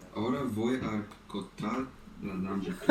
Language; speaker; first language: Spanish; non-native, learner; English